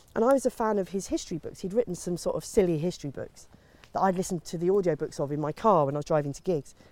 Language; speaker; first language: English; native; English